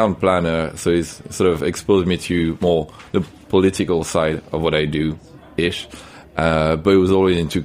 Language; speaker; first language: English; non-native, fluent; French